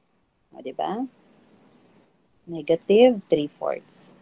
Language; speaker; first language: English; non-native, local second language; Filipino